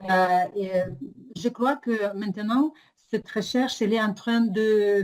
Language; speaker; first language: French; non-native, fluent; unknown